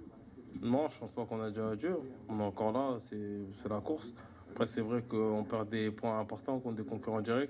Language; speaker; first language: French; native; French